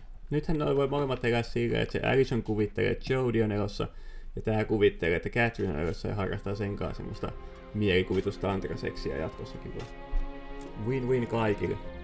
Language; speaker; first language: Finnish; native; Finnish